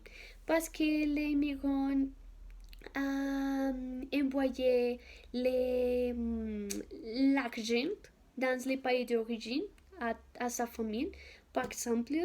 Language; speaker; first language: French; non-native, learner; Spanish